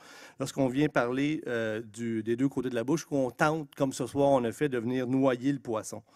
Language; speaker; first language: French; native; French